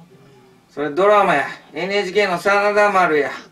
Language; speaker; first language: Japanese; native; Japanese